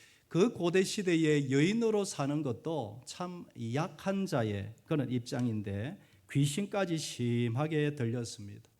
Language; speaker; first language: Korean; native; Korean